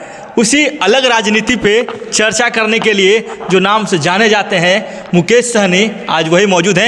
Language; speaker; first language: Hindi; native; Hindi